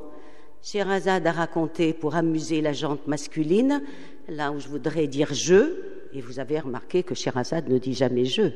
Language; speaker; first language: French; non-native, local second language; Arabic